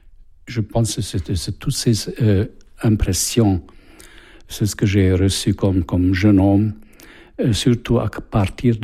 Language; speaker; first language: French; non-native, fluent; Hungarian